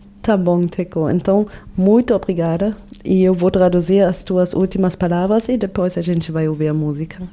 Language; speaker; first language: Portuguese; non-native, fluent; German